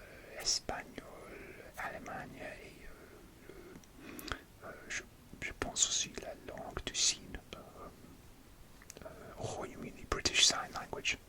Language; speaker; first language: French; non-native, learner; English